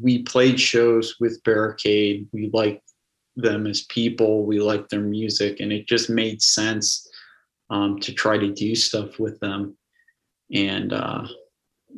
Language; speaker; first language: English; native; English